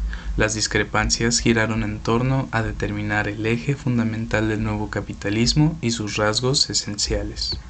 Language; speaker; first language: Spanish; native; Spanish